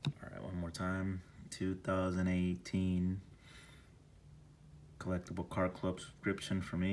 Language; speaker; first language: English; native; English